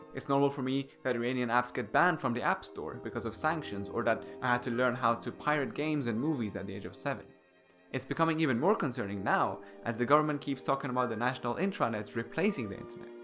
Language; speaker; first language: English; non-native, fluent; Persian